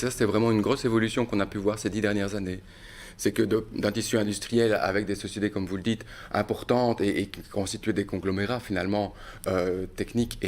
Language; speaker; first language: French; native; French